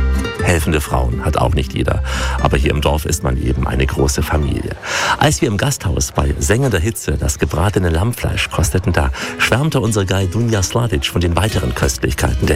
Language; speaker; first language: German; native; German